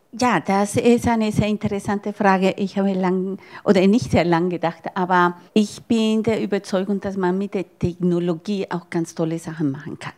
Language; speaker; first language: German; non-native, fluent; Spanish